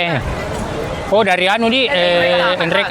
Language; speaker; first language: Indonesian; native; Indonesian